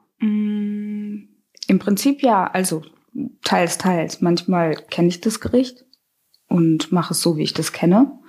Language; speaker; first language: German; early bilingual, other home language; Russian